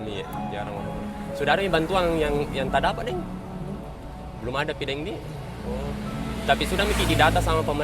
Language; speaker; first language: Indonesian; native; Indonesian